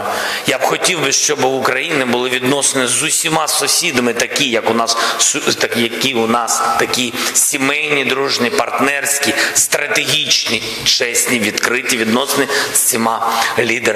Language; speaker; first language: Ukrainian; non-native, local second language; Russian